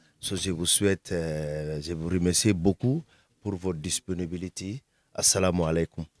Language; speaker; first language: French; non-native, fluent; Fula